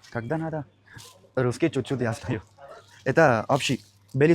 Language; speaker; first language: Russian; non-native, learner; Tamil